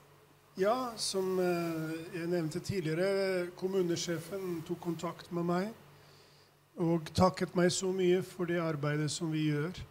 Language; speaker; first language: Swedish; non-native, fluent; Albanian